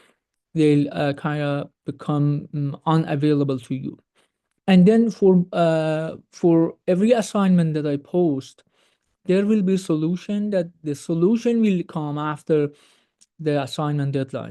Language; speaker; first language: English; non-native, fluent; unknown